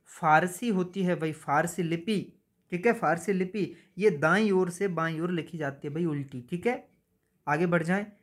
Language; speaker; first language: Hindi; native; Hindi